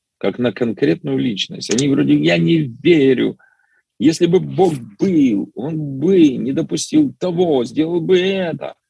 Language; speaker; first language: Russian; native; Russian